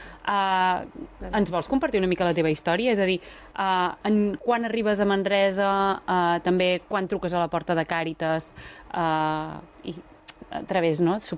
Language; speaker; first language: Catalan; native; Catalan